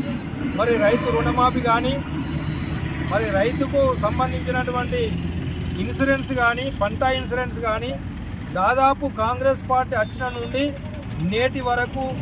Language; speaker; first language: Telugu; native; Telugu